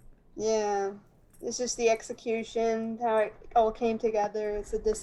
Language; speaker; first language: English; native; English